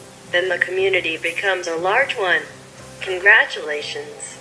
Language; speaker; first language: English; non-native, fluent; Javanese